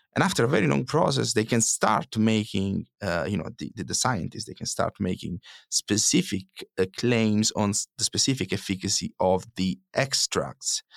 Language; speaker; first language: English; non-native, fluent; Italian